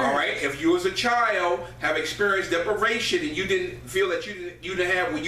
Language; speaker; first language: English; native; English